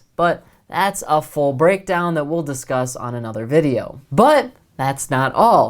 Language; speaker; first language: English; native; English